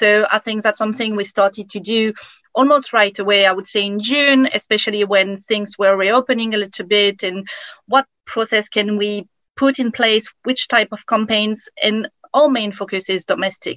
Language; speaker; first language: English; non-native, fluent; French